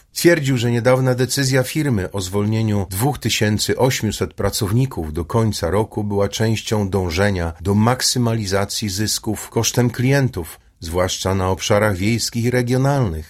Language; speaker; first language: Polish; native; Polish